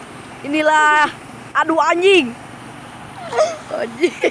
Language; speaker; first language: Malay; non-native, local second language; Sundanese